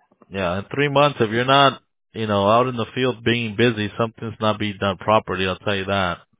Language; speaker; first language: English; early bilingual, other home language; Spanish